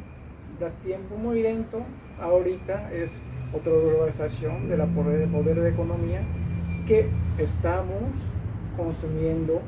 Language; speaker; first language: Spanish; non-native, learner; Japanese